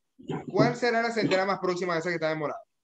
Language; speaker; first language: Spanish; native; Spanish